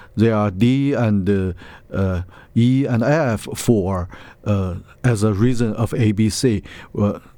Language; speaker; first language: English; non-native, learner; Chinese